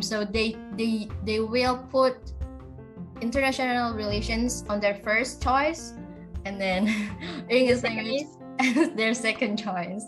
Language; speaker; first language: English; non-native, fluent; Indonesian